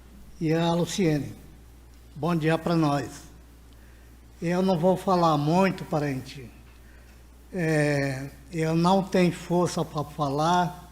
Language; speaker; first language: Portuguese; non-native, local second language; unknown